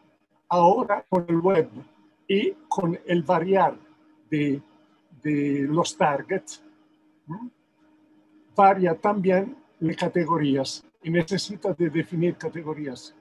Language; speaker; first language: Spanish; non-native, fluent; Italian